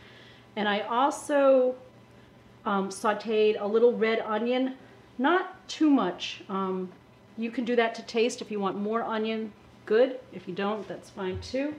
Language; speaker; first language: English; native; English